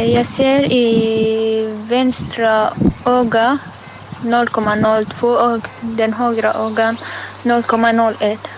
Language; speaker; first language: Swedish; non-native, learner; Arabic